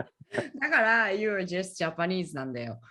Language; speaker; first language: Japanese; native; Japanese